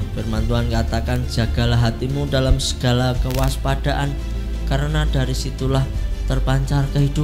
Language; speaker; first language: Indonesian; native; Indonesian